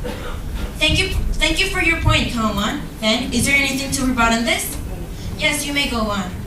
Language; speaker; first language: English; non-native, fluent; Korean